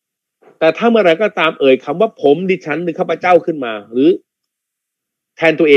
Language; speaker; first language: Thai; native; Thai